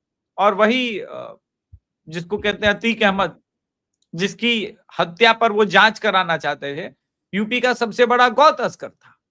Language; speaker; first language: Hindi; native; Hindi